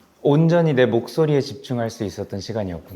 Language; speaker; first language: Korean; native; Korean